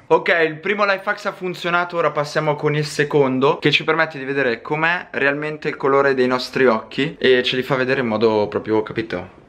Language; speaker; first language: Italian; native; Italian